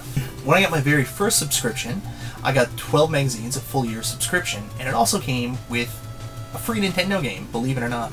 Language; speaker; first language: English; native; English